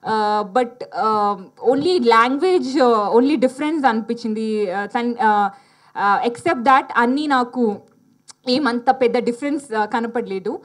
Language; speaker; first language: Telugu; non-native, learner; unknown